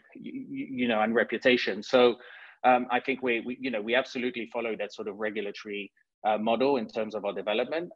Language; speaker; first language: English; non-native, fluent; French